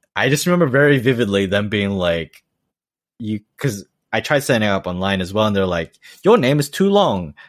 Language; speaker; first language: English; native; English